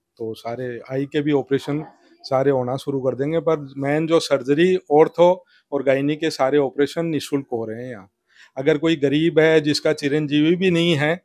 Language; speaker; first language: Hindi; native; Hindi